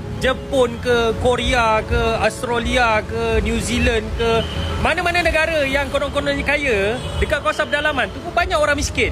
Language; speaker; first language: Malay; native; Malay